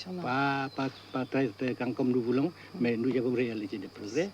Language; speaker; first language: French; non-native, fluent; Vietnamese